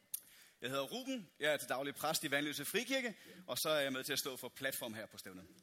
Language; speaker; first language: Danish; native; Danish